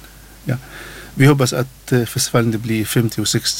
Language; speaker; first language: Swedish; non-native, learner; Arabic